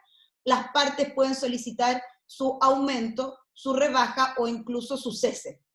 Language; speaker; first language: Spanish; native; Spanish